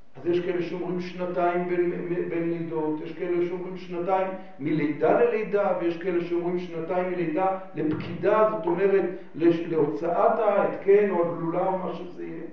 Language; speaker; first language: Hebrew; native; Hebrew